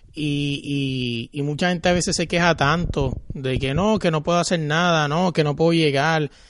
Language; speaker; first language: Spanish; native; Spanish